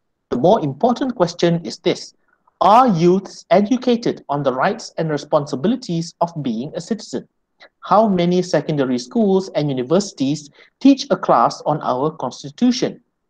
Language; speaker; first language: English; non-native, local second language; Malay